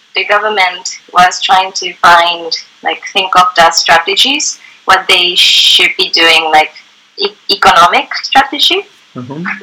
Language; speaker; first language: English; non-native, fluent; Japanese